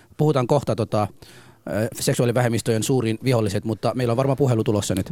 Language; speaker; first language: Finnish; non-native, fluent; Somali